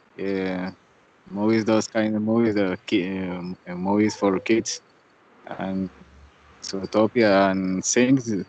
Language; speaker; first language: English; non-native, learner; Spanish